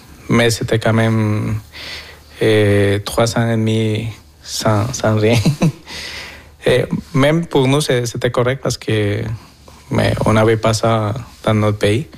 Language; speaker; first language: French; non-native, fluent; Spanish